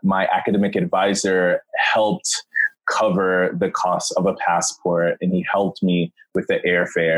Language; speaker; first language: English; native; English